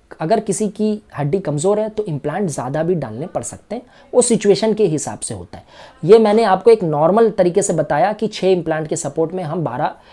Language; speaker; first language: Hindi; native; Hindi